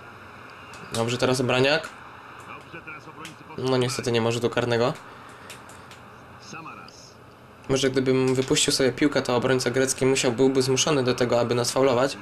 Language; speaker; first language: Polish; native; Polish